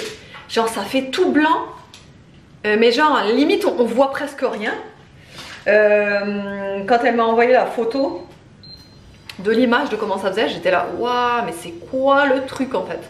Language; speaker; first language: French; native; French